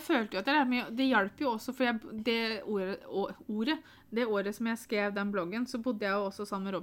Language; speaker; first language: Norwegian; native; Norwegian